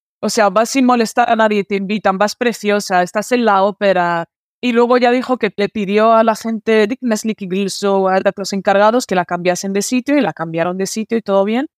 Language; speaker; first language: Spanish; early bilingual, other home language; Arabic